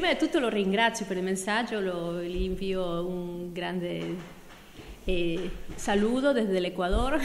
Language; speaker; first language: Italian; non-native, fluent; Spanish